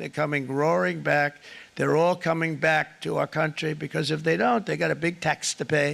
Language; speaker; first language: English; native; English